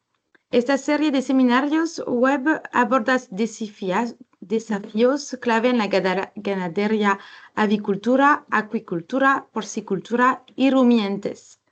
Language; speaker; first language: Spanish; non-native, learner; French